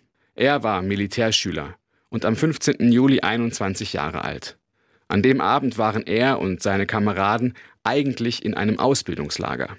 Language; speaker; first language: German; native; German